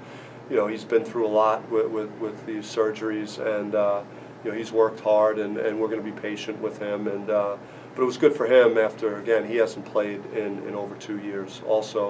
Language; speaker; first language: English; native; English